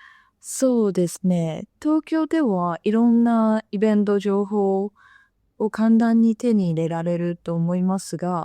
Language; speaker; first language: Japanese; non-native, fluent; Chinese